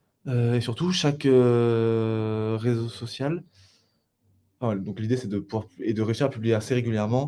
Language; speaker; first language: French; native; French